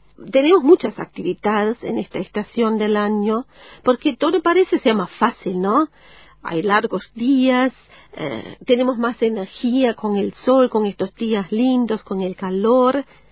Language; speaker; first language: Spanish; non-native, fluent; German